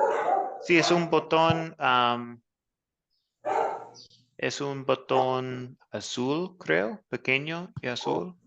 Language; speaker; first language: Spanish; non-native, fluent; English